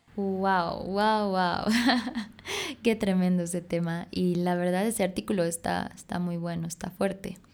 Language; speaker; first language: Spanish; native; Spanish